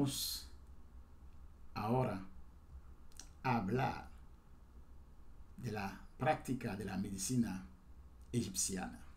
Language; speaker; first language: Spanish; non-native, fluent; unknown